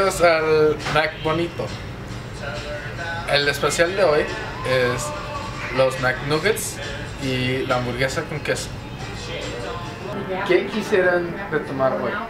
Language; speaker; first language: Spanish; non-native, learner; English